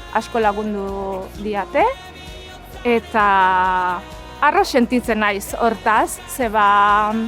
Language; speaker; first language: Basque; non-native, learner; Romanian